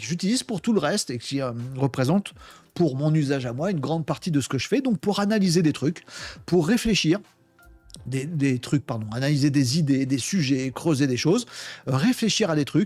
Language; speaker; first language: French; native; French